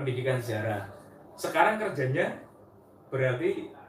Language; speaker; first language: Indonesian; native; Indonesian